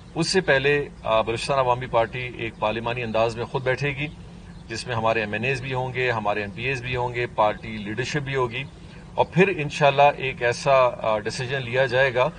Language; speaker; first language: Urdu; non-native, local second language; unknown